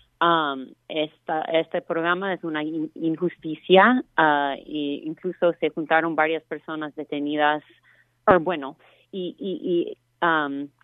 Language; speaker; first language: Spanish; non-native, fluent; English